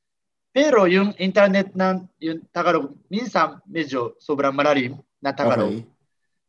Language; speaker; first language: Filipino; non-native, learner; Japanese